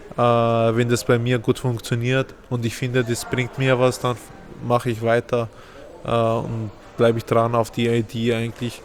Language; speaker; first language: German; non-native, fluent; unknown